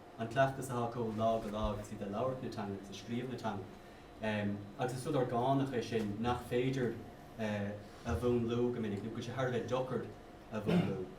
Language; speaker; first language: Irish; native; Irish